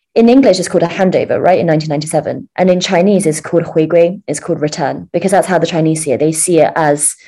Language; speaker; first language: English; early bilingual, other home language; Chinese